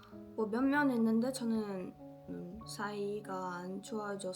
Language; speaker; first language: Korean; non-native, fluent; Russian